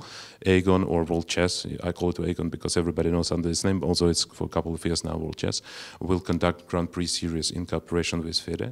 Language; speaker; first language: English; non-native, fluent; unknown